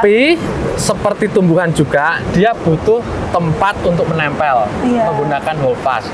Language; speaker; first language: Indonesian; native; Indonesian